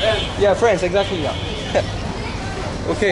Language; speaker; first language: English; non-native, learner; French